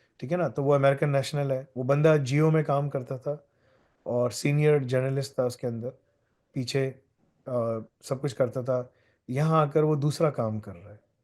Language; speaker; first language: Urdu; native; Urdu